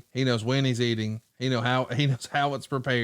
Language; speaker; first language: English; native; English